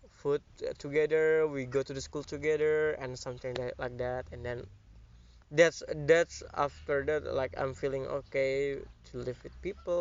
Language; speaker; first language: English; non-native, learner; Indonesian